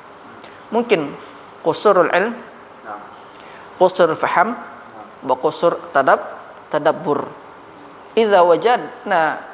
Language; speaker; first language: Arabic; non-native, learner; Malay